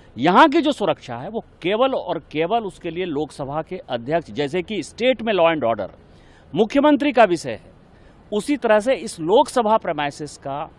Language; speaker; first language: Hindi; native; Hindi